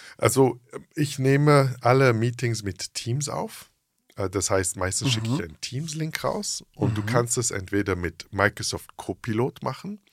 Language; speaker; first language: German; early bilingual, heritage; English